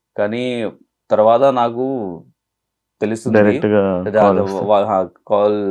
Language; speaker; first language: Telugu; non-native, learner; Hindi